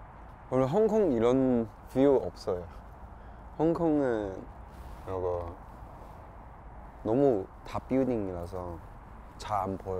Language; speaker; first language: Korean; non-native, fluent; Cantonese